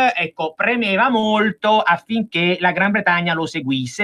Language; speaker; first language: Italian; native; Italian